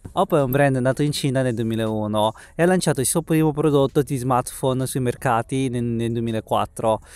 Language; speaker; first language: Italian; early bilingual, other home language; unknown